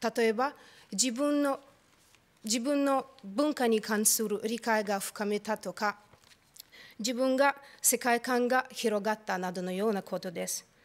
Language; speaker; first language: Japanese; non-native, fluent; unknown